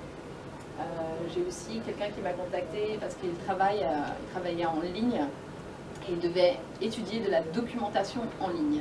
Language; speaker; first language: French; native; French